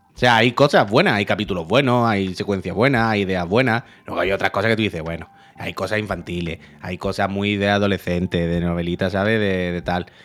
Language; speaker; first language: Spanish; native; Spanish